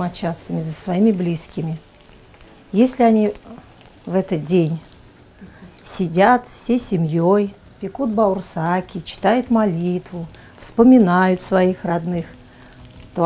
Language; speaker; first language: Russian; native; Russian